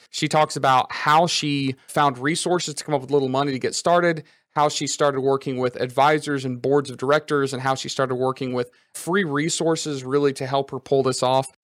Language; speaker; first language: English; native; English